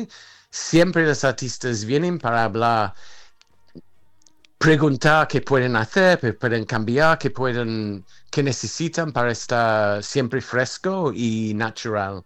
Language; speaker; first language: Spanish; non-native, fluent; English